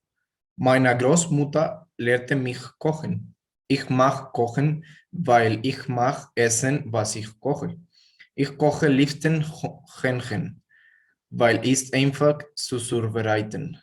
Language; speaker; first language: German; non-native, learner; Spanish